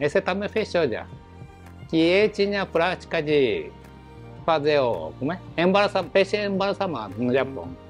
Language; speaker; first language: Portuguese; non-native, learner; Japanese